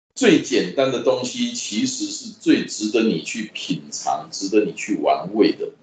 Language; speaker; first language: Chinese; native; Chinese